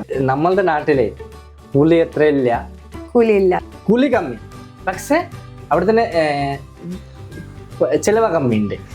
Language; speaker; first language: Malayalam; non-native, local second language; Bangla